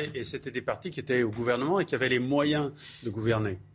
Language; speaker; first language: French; native; French